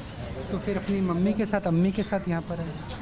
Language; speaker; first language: Hindi; native; Hindi